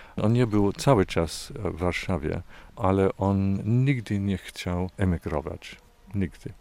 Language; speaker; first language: Polish; non-native, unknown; English